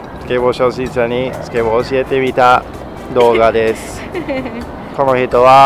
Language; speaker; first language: Japanese; non-native, fluent; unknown